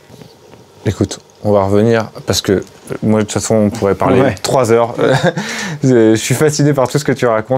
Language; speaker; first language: French; native; French